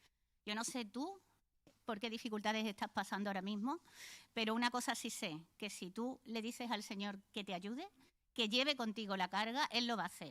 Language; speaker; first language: Spanish; native; Spanish